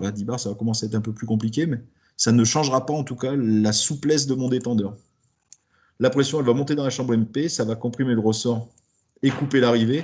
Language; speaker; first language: French; native; French